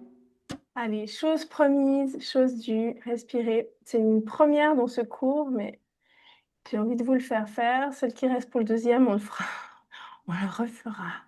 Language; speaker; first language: French; native; French